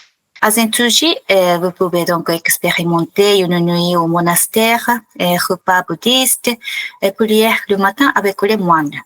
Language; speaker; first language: French; non-native, fluent; Japanese